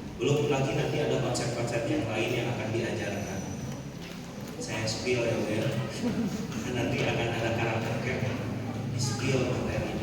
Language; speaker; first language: Indonesian; non-native, local second language; Sundanese